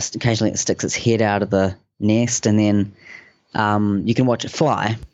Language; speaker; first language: English; native; English